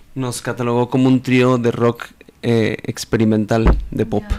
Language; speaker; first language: Spanish; native; Spanish